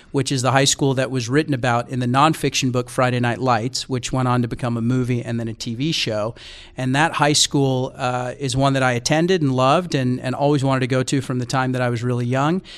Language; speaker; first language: English; native; English